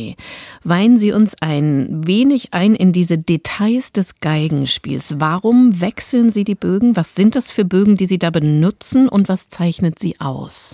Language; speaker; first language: German; native; German